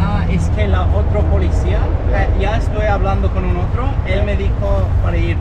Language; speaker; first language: Spanish; non-native, learner; English